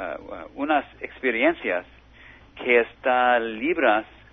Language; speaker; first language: Spanish; non-native, learner; English